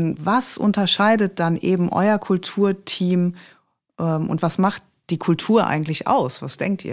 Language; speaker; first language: German; native; German